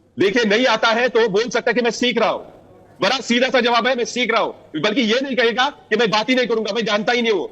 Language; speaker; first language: Hindi; non-native, local second language; Marathi